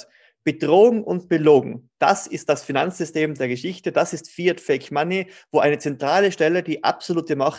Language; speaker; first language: German; native; German